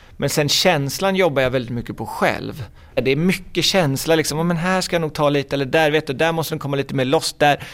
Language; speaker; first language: Swedish; native; Swedish